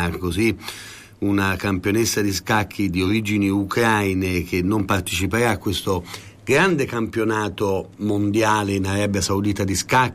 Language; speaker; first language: Italian; native; Italian